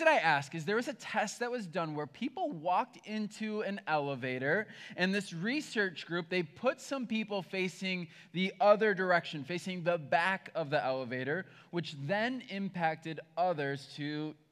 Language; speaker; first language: English; native; English